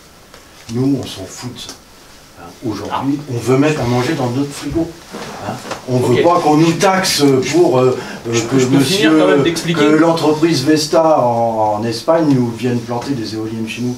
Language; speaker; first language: French; native; French